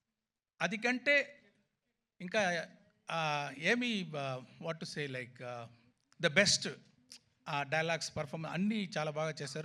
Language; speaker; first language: Telugu; non-native, fluent; Tamil